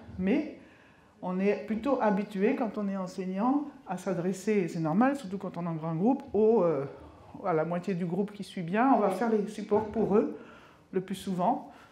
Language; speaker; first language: French; native; French